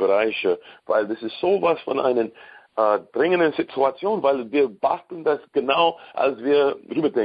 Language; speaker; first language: German; non-native, learner; English